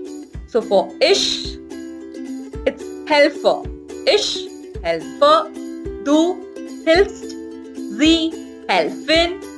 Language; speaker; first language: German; non-native, fluent; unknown